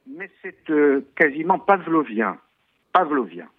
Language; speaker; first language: French; native; French